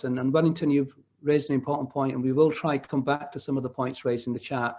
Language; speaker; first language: English; native; English